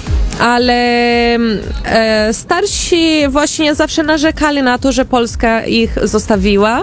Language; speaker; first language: Polish; early bilingual, heritage; Portuguese